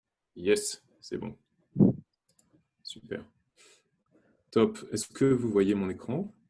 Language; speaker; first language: French; native; French